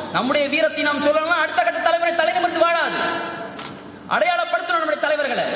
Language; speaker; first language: Tamil; early bilingual, heritage; Tamil